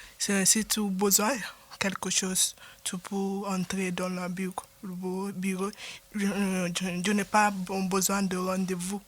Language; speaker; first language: French; non-native, learner; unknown